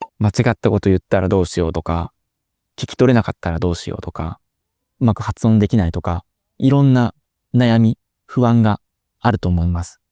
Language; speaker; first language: Japanese; native; Japanese